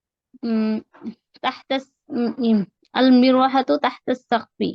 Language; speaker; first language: Arabic; non-native, learner; Bangla